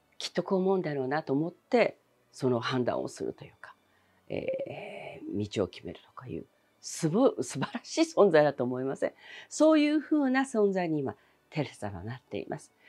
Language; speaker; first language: Japanese; early bilingual, other home language; Chinese